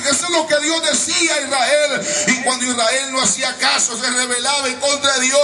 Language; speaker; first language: Spanish; native; Spanish